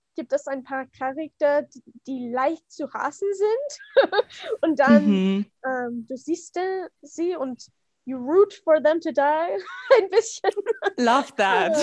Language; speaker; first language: German; non-native, fluent; English